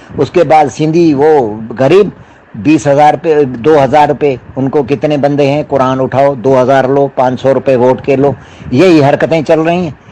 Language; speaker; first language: Urdu; non-native, local second language; Sindhi